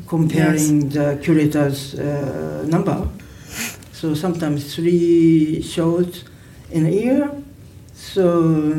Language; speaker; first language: English; non-native, learner; Japanese